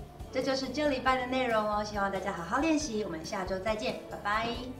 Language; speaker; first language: Chinese; native; Chinese